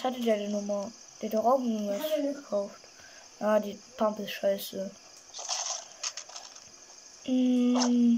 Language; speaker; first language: German; native; German